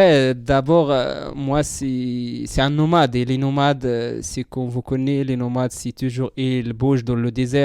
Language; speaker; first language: French; non-native, learner; Central Atlas Tamazight